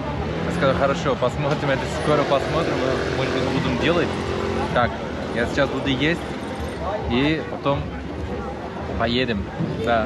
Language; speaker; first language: Russian; non-native, learner; Turkish